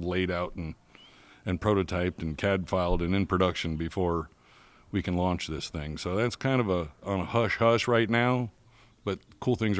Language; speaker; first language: English; native; English